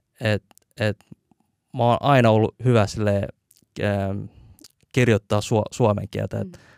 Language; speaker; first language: Finnish; early bilingual, other home language; Vietnamese